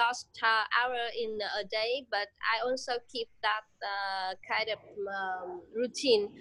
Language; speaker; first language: English; non-native, learner; Vietnamese